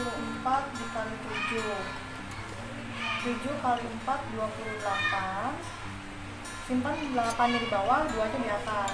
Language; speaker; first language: Indonesian; native; Indonesian